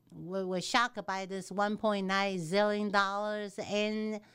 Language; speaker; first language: English; non-native, fluent; Chinese